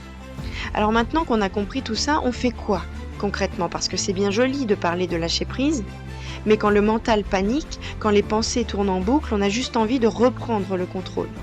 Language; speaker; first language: French; native; French